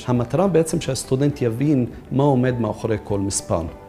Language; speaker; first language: Hebrew; native; Hebrew